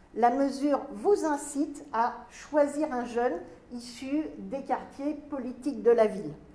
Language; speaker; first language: French; native; French